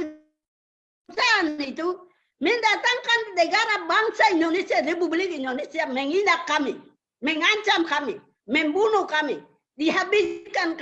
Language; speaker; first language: Indonesian; non-native, local second language; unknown